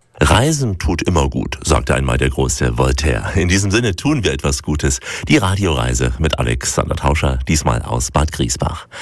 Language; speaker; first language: German; native; German